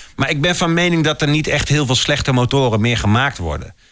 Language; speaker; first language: Dutch; native; Dutch